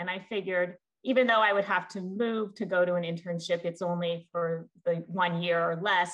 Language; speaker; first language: English; native; English